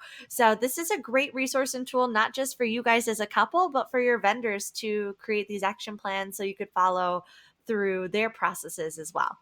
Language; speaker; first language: English; native; English